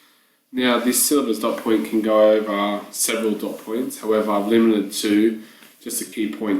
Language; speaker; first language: English; native; English